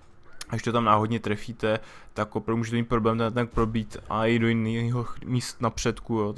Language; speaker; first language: Czech; native; Czech